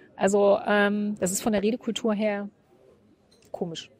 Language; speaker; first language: German; native; German